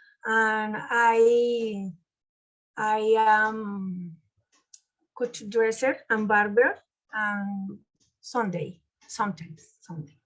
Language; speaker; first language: English; non-native, learner; Spanish